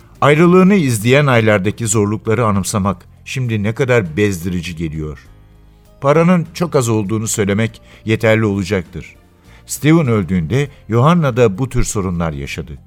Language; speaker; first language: Turkish; native; Turkish